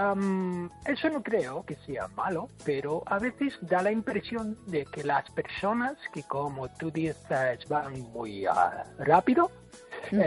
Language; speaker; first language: Spanish; non-native, fluent; English